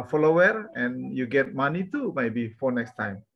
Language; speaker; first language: English; non-native, learner; Indonesian